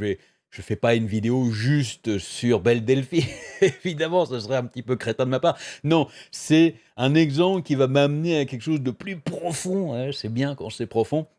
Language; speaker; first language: French; native; French